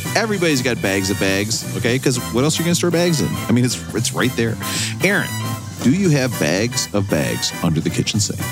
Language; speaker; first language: English; native; English